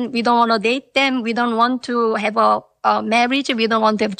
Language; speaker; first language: English; non-native, fluent; Korean